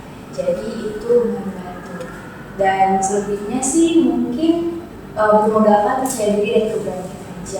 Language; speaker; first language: Indonesian; early bilingual, heritage; Indonesian